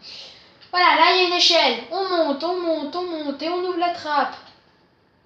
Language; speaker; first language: French; native; French